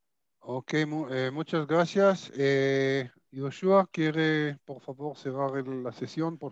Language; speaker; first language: Spanish; non-native, fluent; Hebrew